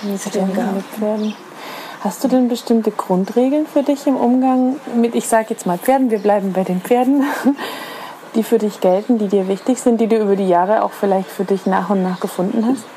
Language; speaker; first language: German; native; German